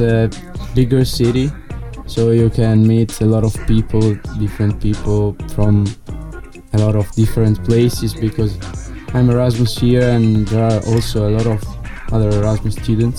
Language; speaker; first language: English; non-native, learner; Italian